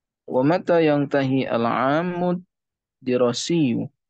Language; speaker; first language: Arabic; non-native, learner; Indonesian